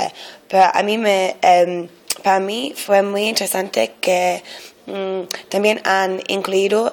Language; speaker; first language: Spanish; non-native, fluent; English